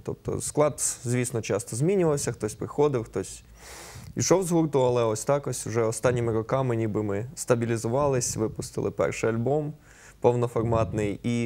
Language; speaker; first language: Ukrainian; native; Ukrainian